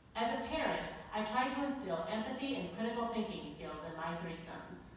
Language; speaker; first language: English; native; English